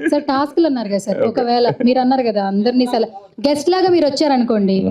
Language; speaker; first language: Telugu; native; Telugu